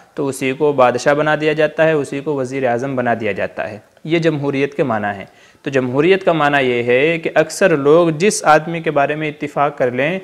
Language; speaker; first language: Urdu; native; Urdu